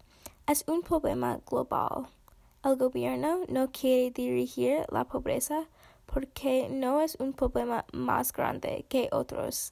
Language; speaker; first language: Spanish; non-native, learner; English